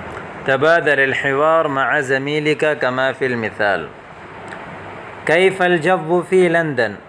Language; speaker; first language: Arabic; non-native, fluent; Urdu